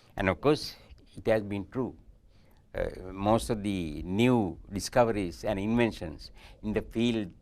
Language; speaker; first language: English; non-native, local second language; Sinhala